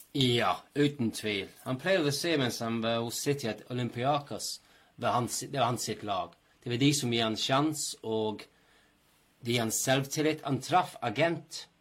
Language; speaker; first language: Norwegian; non-native, fluent; English